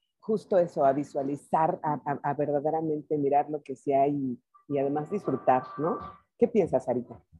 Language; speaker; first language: Spanish; native; Spanish